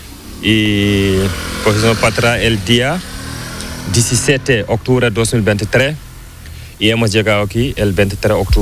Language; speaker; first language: Spanish; non-native, learner; Fula